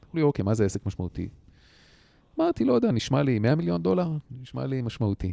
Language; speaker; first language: Hebrew; native; Hebrew